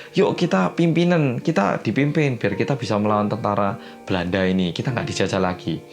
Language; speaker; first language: Indonesian; early bilingual, other home language; Korean